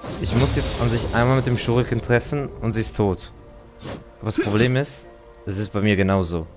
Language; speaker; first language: German; native; German